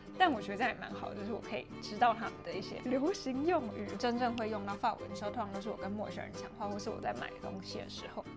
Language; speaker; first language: Chinese; native; Chinese